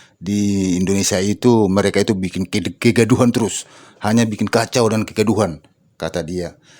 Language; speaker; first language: Indonesian; native; Indonesian